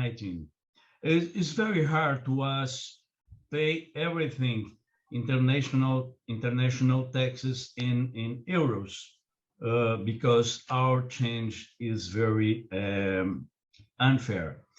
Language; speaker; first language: English; non-native, learner; Portuguese